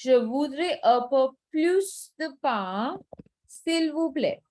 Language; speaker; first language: French; non-native, fluent; Hindi